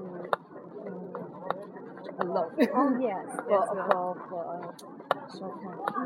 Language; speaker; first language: English; non-native, learner; Korean